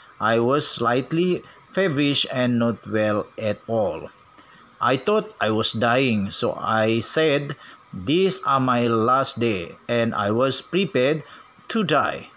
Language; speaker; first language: English; non-native, local second language; Malay